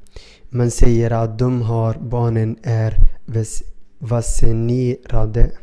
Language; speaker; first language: Swedish; non-native, learner; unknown